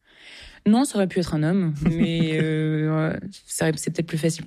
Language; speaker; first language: French; native; French